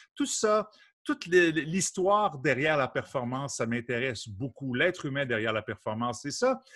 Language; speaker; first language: French; native; French